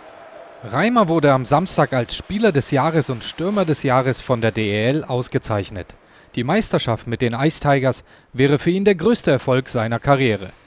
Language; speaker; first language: German; native; German